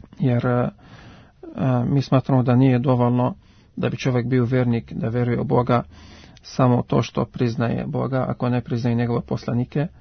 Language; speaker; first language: Serbian; non-native, fluent; Arabic